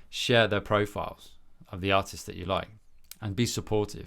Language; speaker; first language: English; native; English